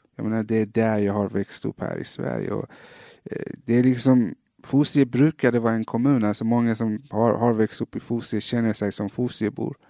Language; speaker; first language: Swedish; early bilingual, other home language; Persian